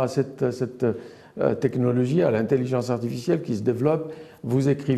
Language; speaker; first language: French; non-native, local second language; Arabic